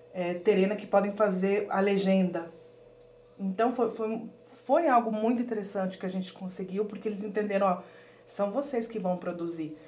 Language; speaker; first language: Portuguese; early bilingual, heritage; Spanish